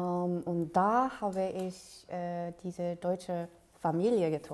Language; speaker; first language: German; non-native, fluent; Korean